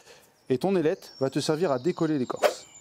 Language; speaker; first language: French; native; French